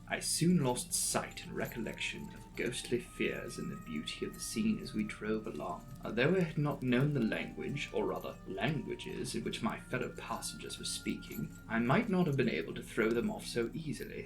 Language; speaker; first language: English; native; English